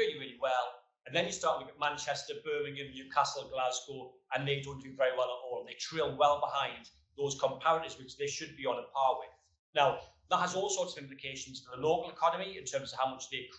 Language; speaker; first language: English; native; English